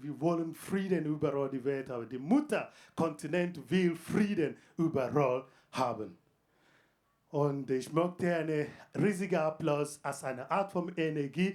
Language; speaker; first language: German; non-native, fluent; Igbo